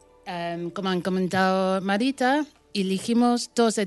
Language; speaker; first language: Spanish; non-native, fluent; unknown